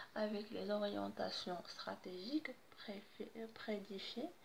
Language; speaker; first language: French; non-native, local second language; Arabic